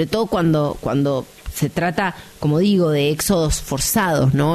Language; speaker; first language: Spanish; native; Spanish